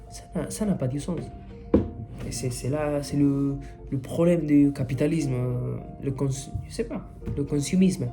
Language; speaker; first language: French; non-native, fluent; Spanish